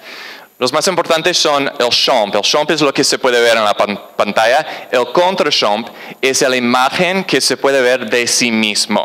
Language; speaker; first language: Spanish; non-native, fluent; English